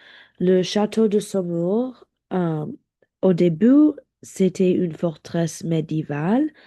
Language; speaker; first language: French; non-native, learner; English